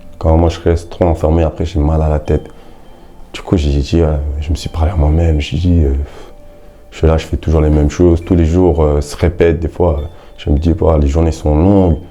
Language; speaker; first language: French; early bilingual, other home language; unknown